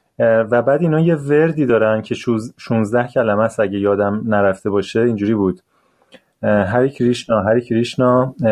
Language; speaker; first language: Persian; native; Persian